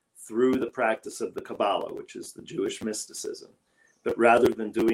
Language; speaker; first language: English; native; English